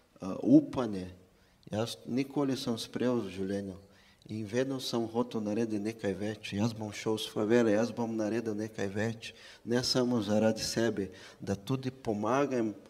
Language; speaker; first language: Slovenian; non-native, fluent; Portuguese